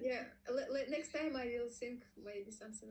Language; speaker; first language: English; non-native, learner; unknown